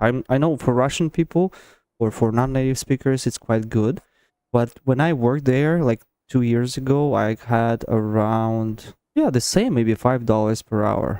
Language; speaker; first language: English; non-native, fluent; Russian